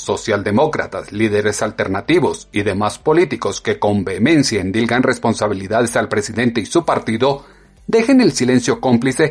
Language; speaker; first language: Spanish; native; Spanish